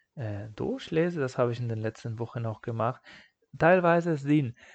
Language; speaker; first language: German; non-native, fluent; Spanish